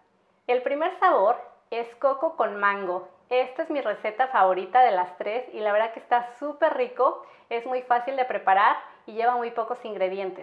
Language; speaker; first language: Spanish; native; Spanish